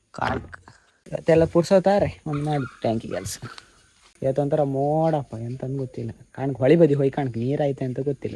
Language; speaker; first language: Kannada; native; Kannada